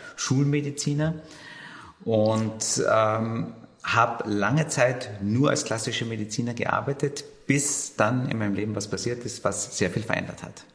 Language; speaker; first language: German; native; German